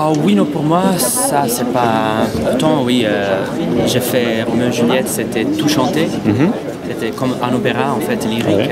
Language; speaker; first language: French; non-native, fluent; Italian